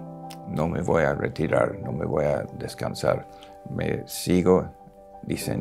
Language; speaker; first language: Spanish; non-native, local second language; English